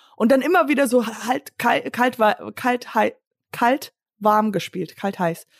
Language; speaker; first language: German; early bilingual, other home language; English